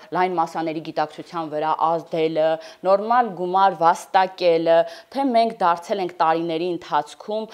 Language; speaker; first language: Armenian; native; Armenian